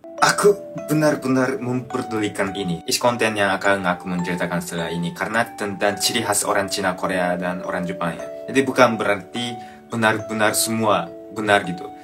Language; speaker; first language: Indonesian; non-native, fluent; Japanese